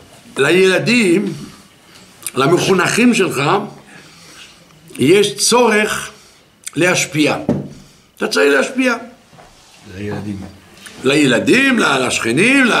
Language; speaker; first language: Hebrew; non-native, fluent; French